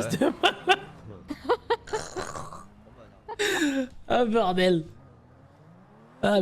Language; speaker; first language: French; native; French